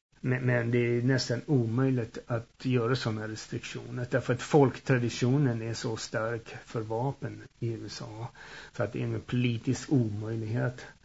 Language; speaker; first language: Swedish; early bilingual, heritage; Swedish